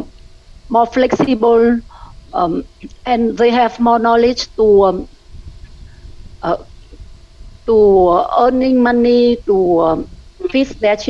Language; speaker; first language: English; non-native, learner; Vietnamese